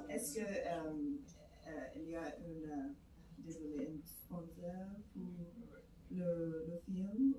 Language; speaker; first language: French; non-native, learner; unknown